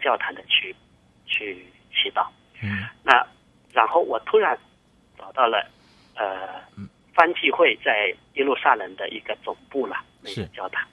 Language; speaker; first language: Chinese; native; Chinese